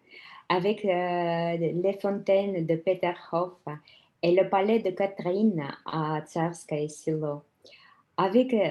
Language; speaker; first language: French; non-native, fluent; Russian